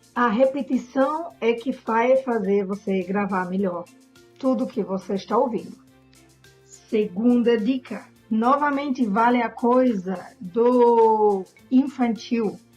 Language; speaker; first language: Portuguese; non-native, fluent; German